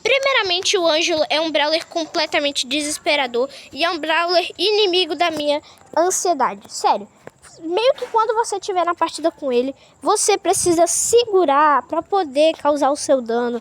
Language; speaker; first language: Portuguese; native; Portuguese